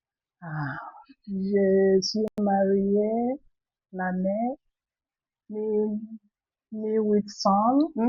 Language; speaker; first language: French; non-native, fluent; Igbo